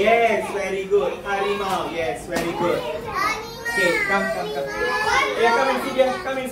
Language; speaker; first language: English; non-native, local second language; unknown